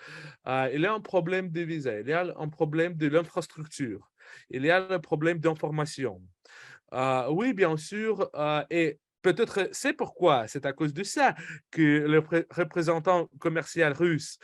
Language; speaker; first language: French; non-native, fluent; Russian